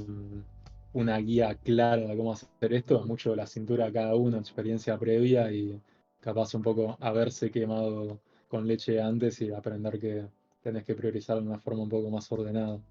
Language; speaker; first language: Spanish; native; Spanish